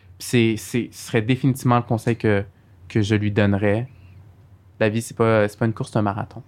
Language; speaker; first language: French; early bilingual, other home language; Arabic